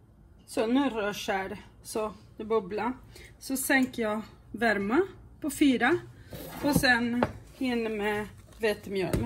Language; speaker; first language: Swedish; non-native, fluent; Portuguese